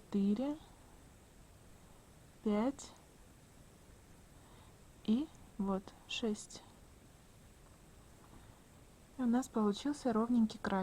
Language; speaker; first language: Russian; native; Russian